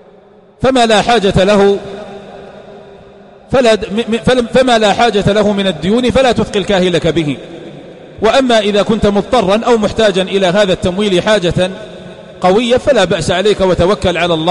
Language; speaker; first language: Arabic; native; Arabic